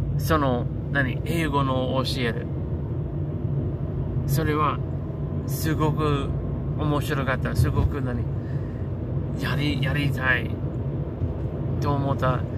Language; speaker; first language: Japanese; non-native, learner; English